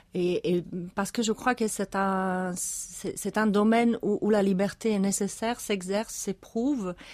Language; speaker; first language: French; non-native, fluent; Czech